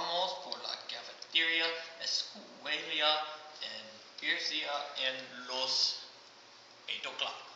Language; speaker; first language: Spanish; non-native, learner; English